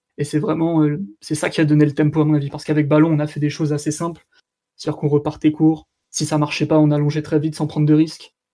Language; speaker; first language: French; native; French